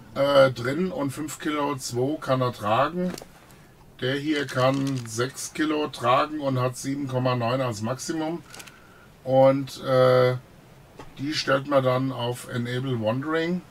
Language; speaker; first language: German; native; German